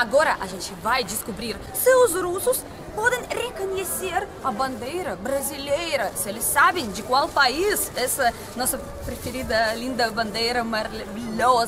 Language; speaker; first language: Portuguese; non-native, learner; Russian